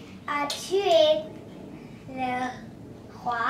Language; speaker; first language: French; non-native, learner; English